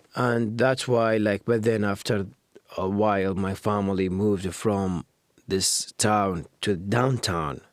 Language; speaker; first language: English; non-native, fluent; Arabic